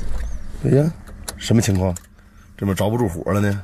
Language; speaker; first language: Chinese; native; Chinese